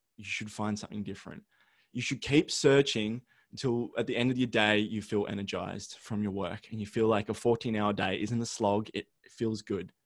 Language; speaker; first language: English; early bilingual, other home language; Ukrainian